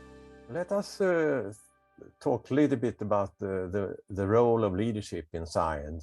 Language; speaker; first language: English; non-native, fluent; Swedish